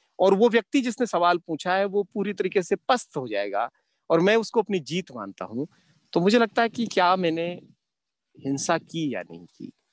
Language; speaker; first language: Hindi; native; Hindi